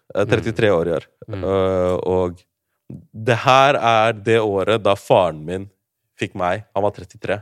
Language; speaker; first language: Norwegian; early bilingual, other home language; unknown